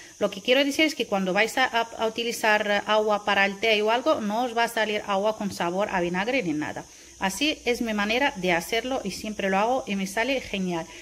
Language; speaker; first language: Spanish; non-native, fluent; Arabic